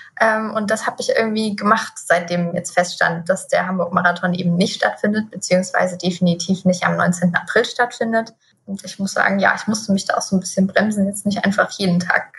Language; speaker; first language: German; native; German